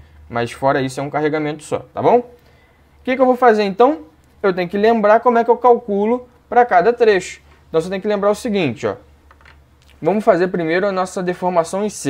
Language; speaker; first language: Portuguese; native; Portuguese